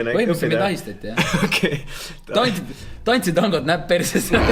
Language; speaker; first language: Estonian; native; Estonian